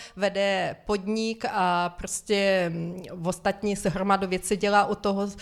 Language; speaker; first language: Czech; non-native, fluent; Ukrainian